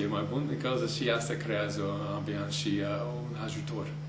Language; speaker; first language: Romanian; non-native, fluent; English